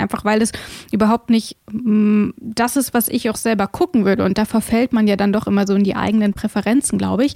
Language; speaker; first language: German; native; German